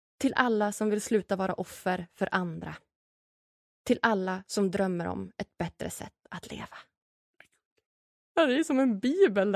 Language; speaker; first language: Swedish; native; Swedish